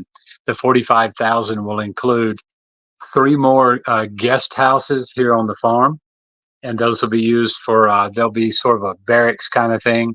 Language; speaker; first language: English; native; English